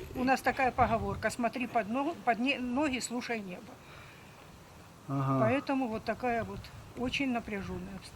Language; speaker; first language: Russian; native; Russian